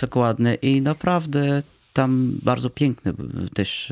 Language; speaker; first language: Polish; non-native, fluent; Arabic